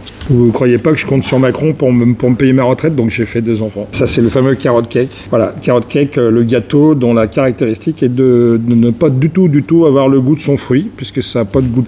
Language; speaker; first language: French; native; French